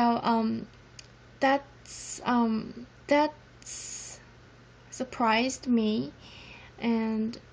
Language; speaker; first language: English; non-native, fluent; Korean